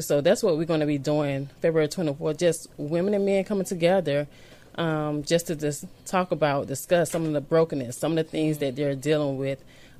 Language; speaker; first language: English; native; English